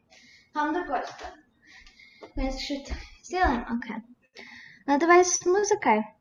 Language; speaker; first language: Russian; early bilingual, heritage; Russian